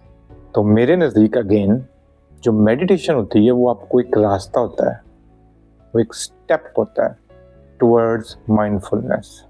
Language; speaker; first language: Hindi; non-native, local second language; Punjabi